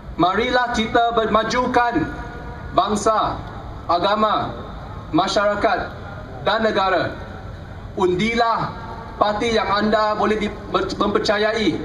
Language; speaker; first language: Malay; native; Malay